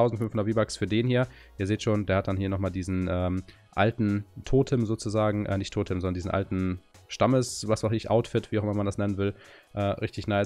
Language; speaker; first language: German; native; German